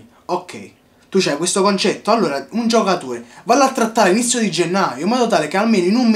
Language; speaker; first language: Italian; native; Italian